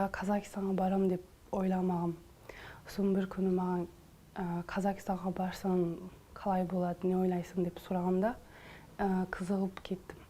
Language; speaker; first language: Kazakh; early bilingual, heritage; Kazakh